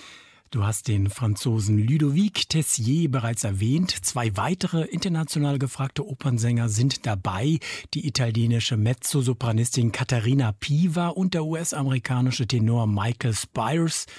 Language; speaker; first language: German; native; German